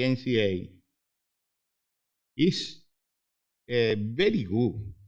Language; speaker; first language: English; non-native, learner; Spanish